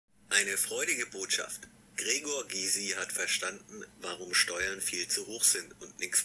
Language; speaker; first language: German; native; German